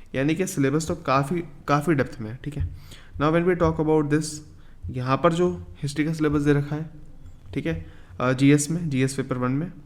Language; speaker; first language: Hindi; native; Hindi